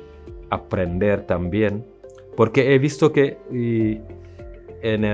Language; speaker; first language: Spanish; non-native, fluent; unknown